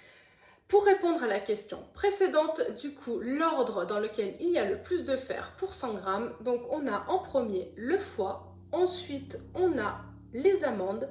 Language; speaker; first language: French; native; French